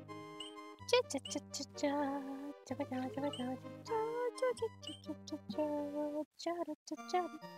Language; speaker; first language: Japanese; native; Japanese